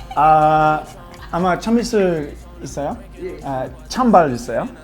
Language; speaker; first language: Korean; non-native, learner; English